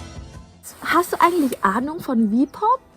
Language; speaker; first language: German; non-native, fluent; Vietnamese